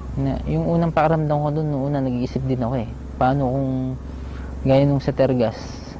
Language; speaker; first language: Filipino; native; Filipino